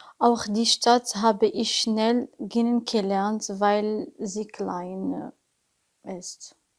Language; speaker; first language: German; non-native, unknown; Arabic